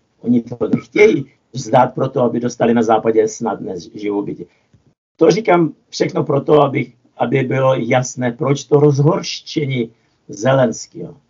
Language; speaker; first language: Czech; non-native, fluent; Russian